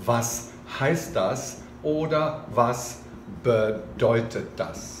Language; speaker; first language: German; non-native, fluent; Chinese